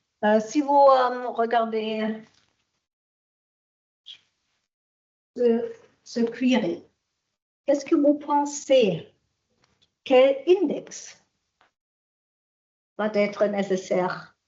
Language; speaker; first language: French; non-native, fluent; German